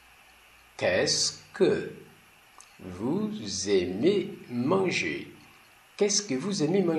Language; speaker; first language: French; non-native, learner; Portuguese